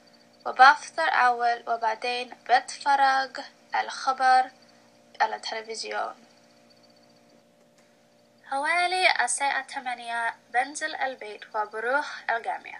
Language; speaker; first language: Arabic; non-native, learner; English